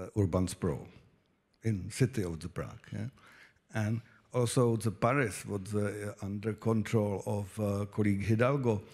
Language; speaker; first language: English; non-native, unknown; Czech